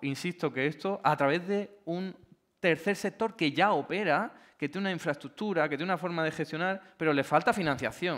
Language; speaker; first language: Spanish; native; Spanish